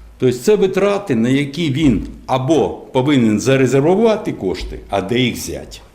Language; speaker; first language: Ukrainian; non-native, local second language; Russian